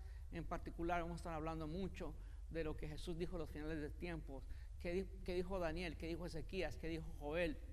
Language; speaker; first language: Spanish; native; Spanish